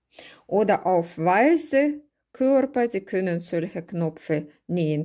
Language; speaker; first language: German; non-native, learner; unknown